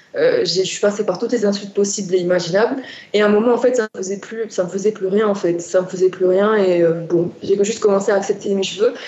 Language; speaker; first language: French; non-native, local second language; Arabic